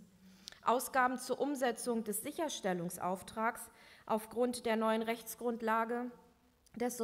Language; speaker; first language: German; native; German